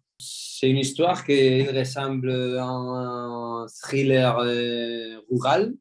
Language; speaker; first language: French; non-native, fluent; Spanish